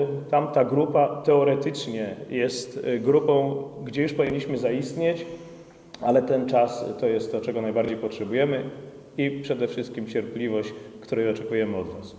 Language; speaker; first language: Polish; native; Polish